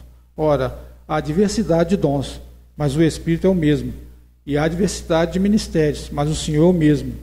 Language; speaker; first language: Portuguese; native; Portuguese